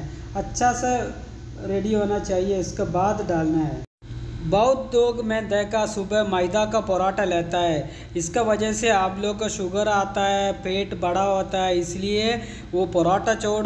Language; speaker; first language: Hindi; non-native, local second language; Malayalam